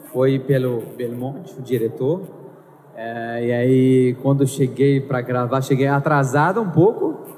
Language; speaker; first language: Portuguese; non-native, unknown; Arabic